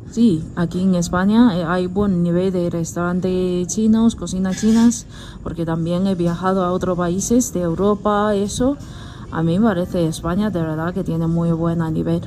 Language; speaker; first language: Spanish; non-native, learner; Chinese